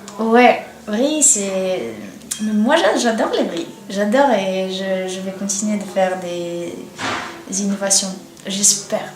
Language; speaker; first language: French; non-native, learner; Bulgarian